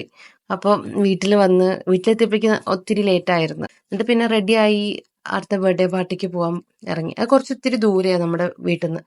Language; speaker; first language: Malayalam; native; Malayalam